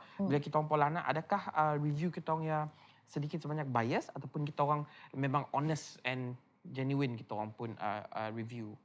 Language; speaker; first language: Malay; native; Malay